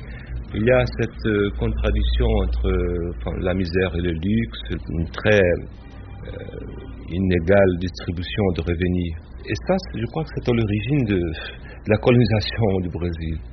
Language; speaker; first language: French; non-native, fluent; Portuguese